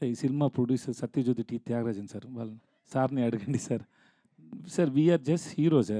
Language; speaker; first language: Telugu; non-native, learner; Tamil